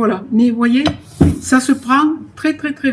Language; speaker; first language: French; native; French